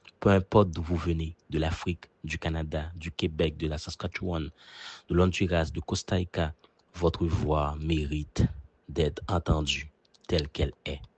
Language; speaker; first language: French; non-native, local second language; Haitian Creole